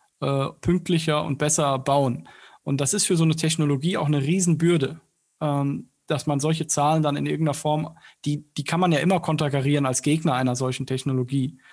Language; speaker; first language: German; native; German